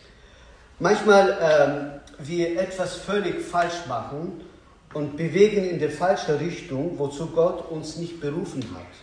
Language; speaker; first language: German; non-native, learner; Azerbaijani